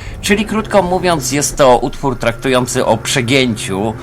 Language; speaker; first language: Polish; native; Polish